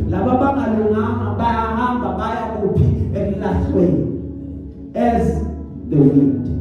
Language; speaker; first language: Zulu; native; Zulu